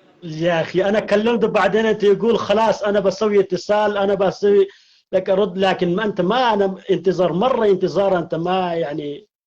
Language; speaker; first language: Arabic; non-native, learner; Pashto